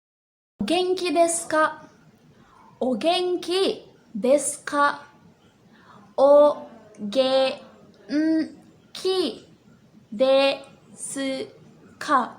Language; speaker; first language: Japanese; non-native, learner; Sinhala